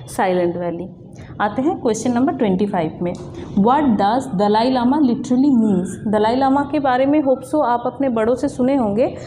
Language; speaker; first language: Hindi; non-native, local second language; Bangla